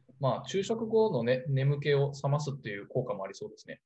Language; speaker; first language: Japanese; native; Japanese